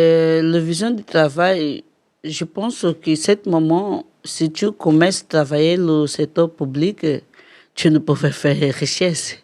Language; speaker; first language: French; non-native, learner; Portuguese